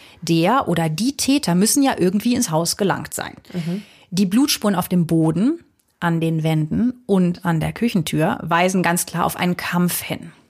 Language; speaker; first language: German; native; German